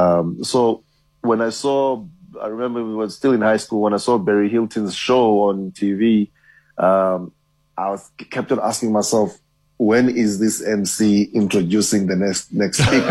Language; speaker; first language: English; non-native, local second language; Xhosa